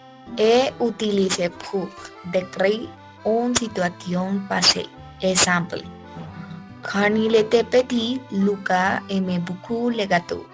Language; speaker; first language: French; non-native, learner; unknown